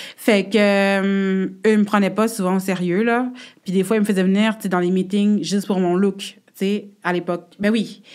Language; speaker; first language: French; native; French